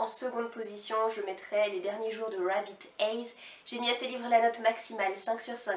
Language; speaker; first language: French; native; French